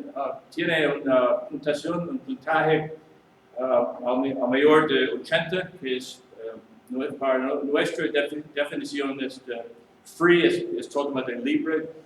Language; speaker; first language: Spanish; non-native, learner; English